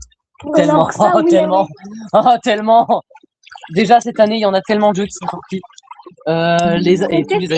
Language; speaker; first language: French; native; French